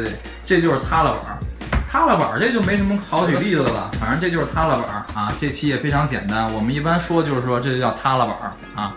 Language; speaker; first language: Chinese; native; Chinese